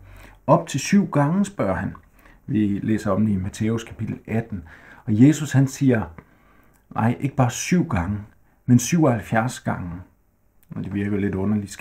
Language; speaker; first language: Danish; native; Danish